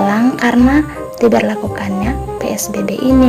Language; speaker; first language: Indonesian; native; Indonesian